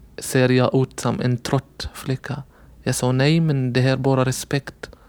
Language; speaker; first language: Swedish; non-native, learner; Arabic